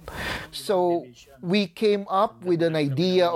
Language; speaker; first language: English; non-native, local second language; Filipino